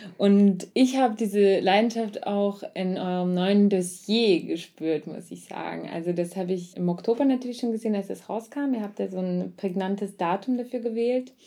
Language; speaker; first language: German; early bilingual, other home language; Russian